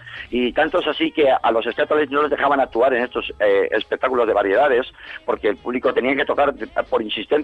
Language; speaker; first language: Spanish; native; Spanish